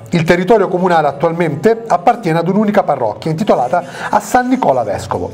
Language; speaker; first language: Italian; native; Italian